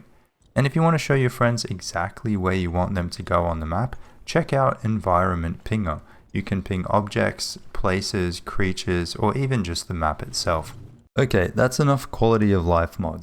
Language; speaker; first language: English; native; English